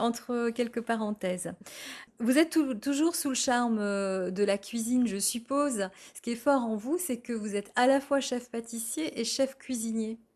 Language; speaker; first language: French; native; French